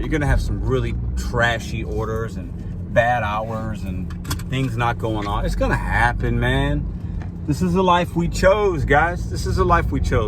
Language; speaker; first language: English; native; English